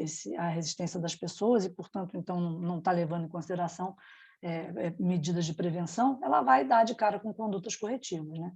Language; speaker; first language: Portuguese; native; Portuguese